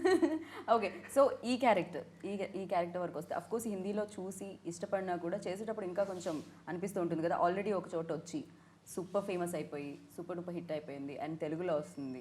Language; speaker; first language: Telugu; native; Telugu